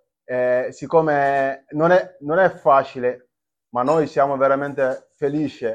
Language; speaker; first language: Italian; non-native, fluent; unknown